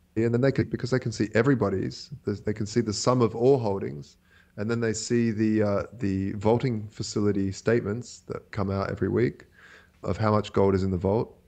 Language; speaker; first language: English; native; English